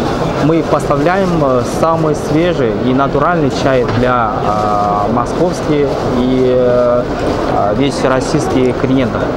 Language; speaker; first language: Russian; non-native, learner; Chinese